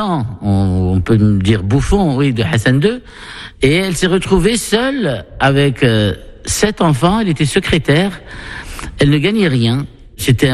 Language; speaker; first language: French; non-native, local second language; Arabic